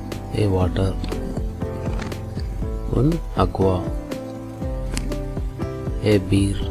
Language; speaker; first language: Spanish; non-native, fluent; Telugu